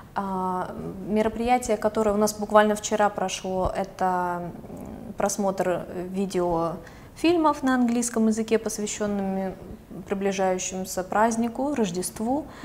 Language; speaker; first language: Russian; native; Russian